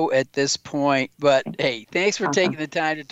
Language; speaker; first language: English; native; English